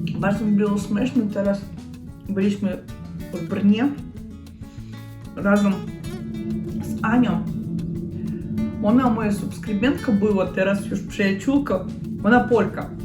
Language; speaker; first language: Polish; non-native, learner; Russian